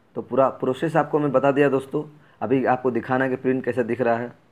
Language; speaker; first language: Hindi; native; Hindi